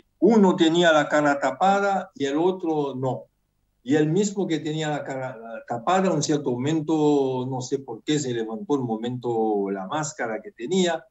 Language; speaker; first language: Spanish; non-native, fluent; Haitian Creole